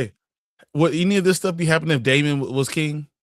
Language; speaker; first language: English; native; English